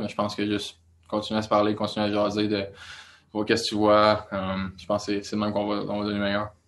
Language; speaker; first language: French; native; French